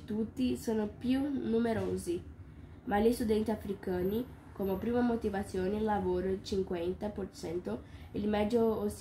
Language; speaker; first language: Italian; non-native, learner; Portuguese